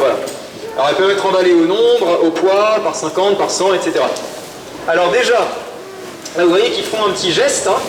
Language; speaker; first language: French; native; French